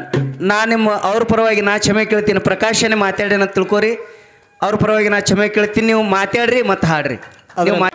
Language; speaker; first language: Kannada; native; Kannada